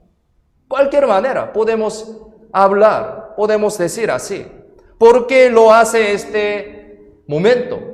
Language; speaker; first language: Spanish; non-native, fluent; Korean